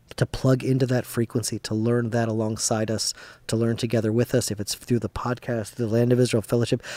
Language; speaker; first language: English; native; English